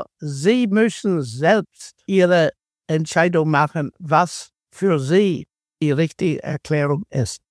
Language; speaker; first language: German; non-native, fluent; English